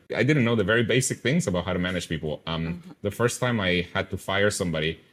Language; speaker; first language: English; non-native, fluent; Spanish